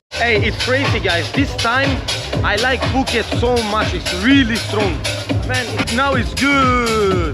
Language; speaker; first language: English; non-native, learner; Portuguese